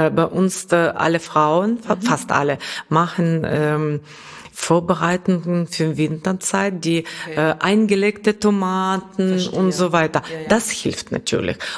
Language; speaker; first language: German; non-native, fluent; Russian